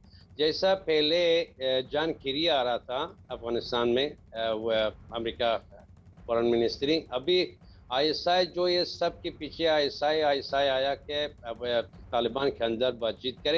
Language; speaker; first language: Hindi; non-native, learner; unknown